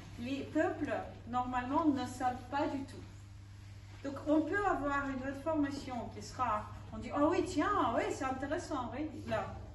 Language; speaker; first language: French; non-native, fluent; Ukrainian